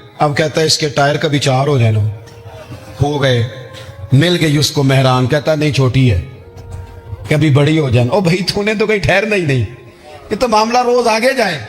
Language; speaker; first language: Urdu; non-native, local second language; Punjabi